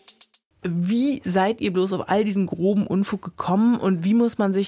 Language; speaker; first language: German; native; German